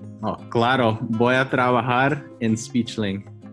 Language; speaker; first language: Spanish; non-native, fluent; Chinese